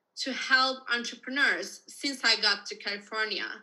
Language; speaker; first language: English; non-native, fluent; Turkish